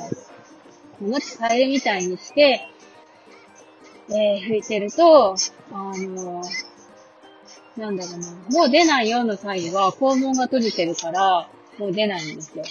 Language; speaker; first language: Japanese; native; Japanese